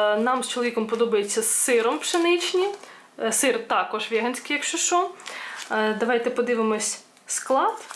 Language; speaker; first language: Ukrainian; non-native, local second language; Russian